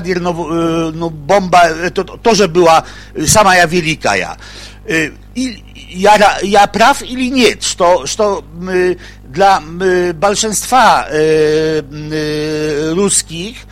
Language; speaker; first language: Russian; non-native, learner; Polish